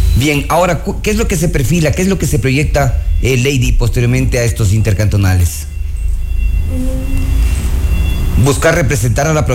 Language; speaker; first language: Spanish; native; Spanish